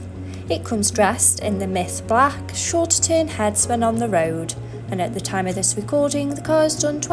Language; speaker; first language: English; native; English